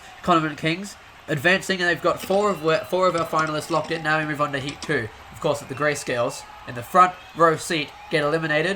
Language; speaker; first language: English; native; English